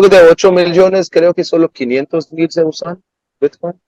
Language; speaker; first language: Spanish; non-native, learner; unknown